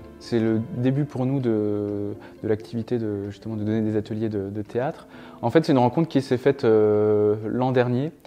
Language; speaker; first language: French; native; French